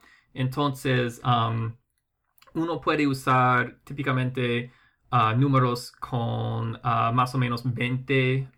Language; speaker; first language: Spanish; non-native, fluent; English